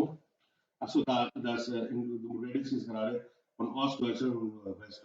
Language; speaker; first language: German; non-native, learner; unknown